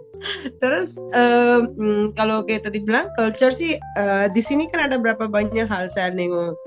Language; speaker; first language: Indonesian; non-native, fluent; Punjabi